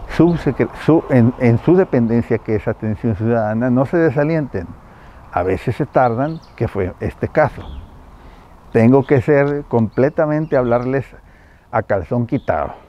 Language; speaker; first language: Spanish; native; Spanish